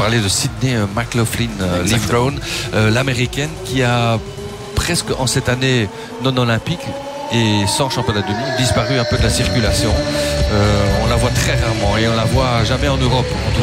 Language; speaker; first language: French; native; French